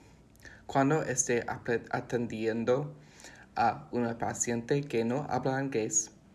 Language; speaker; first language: Spanish; non-native, learner; English